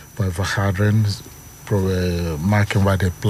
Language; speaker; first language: Dutch; non-native, learner; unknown